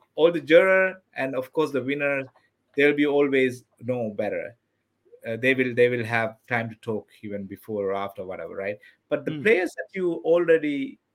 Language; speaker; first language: English; non-native, local second language; Tamil